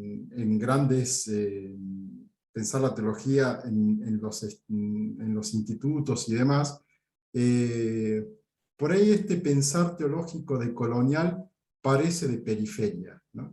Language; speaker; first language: Spanish; native; Spanish